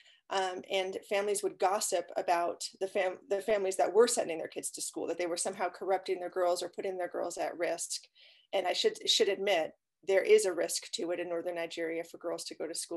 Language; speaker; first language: English; native; English